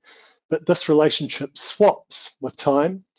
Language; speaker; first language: English; native; English